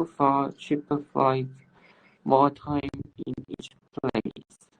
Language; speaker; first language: English; non-native, learner; Cantonese